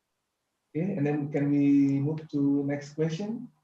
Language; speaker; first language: English; non-native, fluent; Indonesian